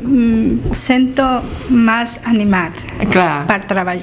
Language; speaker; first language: Catalan; non-native, learner; Spanish